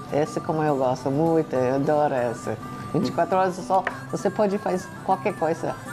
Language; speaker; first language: Portuguese; non-native, learner; English